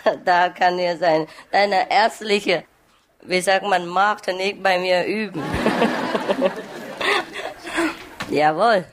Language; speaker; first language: German; non-native, learner; Vietnamese